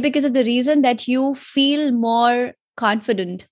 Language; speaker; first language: English; non-native, local second language; Hindi